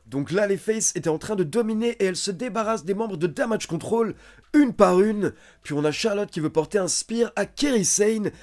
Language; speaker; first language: French; native; French